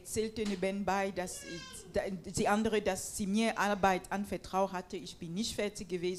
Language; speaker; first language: German; non-native, fluent; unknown